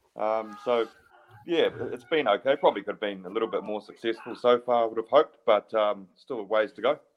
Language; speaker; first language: English; native; English